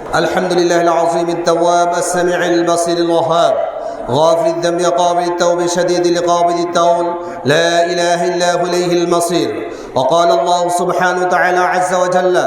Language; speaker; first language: Arabic; non-native, fluent; Bangla